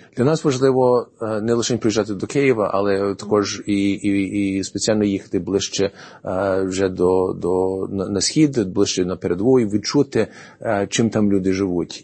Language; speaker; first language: Ukrainian; early bilingual, heritage; Ukrainian